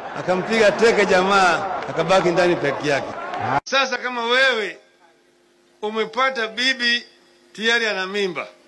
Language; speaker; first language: Swahili; non-native, local second language; Luo (Kenya and Tanzania)